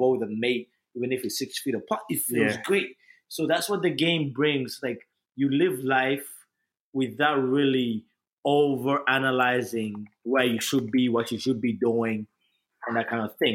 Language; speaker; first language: English; non-native, local second language; Ganda